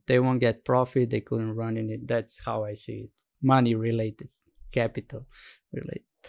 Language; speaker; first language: English; non-native, fluent; Slovenian